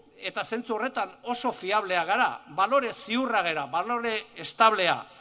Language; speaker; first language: Basque; native; Basque